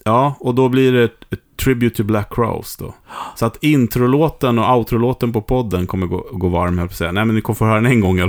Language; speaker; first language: Swedish; native; Swedish